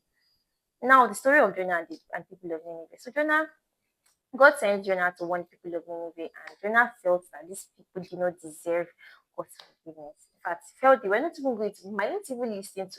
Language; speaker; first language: English; non-native, local second language; Igbo